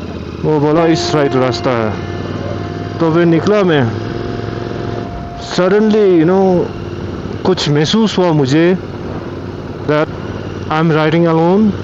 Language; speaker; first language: Hindi; non-native, local second language; Tibetan